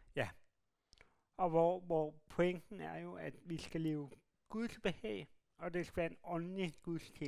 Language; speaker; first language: Danish; native; Danish